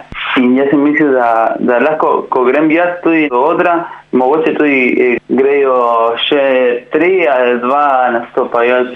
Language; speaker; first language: Slovenian; non-native, learner; Spanish